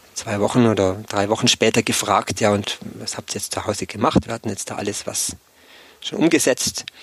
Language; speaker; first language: German; native; German